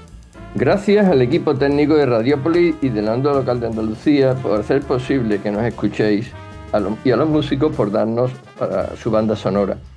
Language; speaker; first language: Spanish; native; Spanish